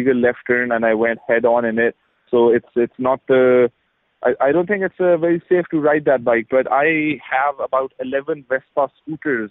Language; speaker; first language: English; non-native, local second language; Urdu